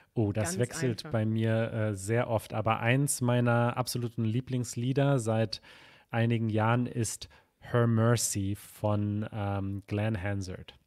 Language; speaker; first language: German; native; German